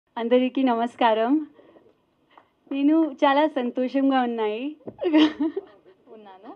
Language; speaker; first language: Telugu; non-native, learner; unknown